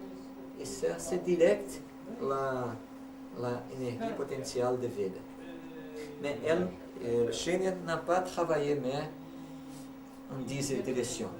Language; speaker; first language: French; non-native, learner; Portuguese